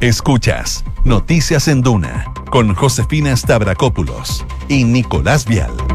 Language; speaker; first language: Spanish; native; Spanish